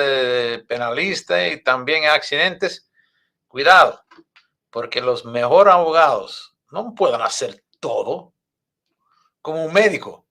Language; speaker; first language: Spanish; non-native, fluent; English